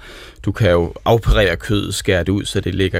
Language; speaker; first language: Danish; native; Danish